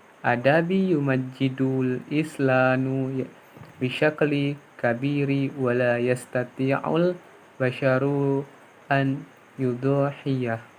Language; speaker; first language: Arabic; non-native, learner; Indonesian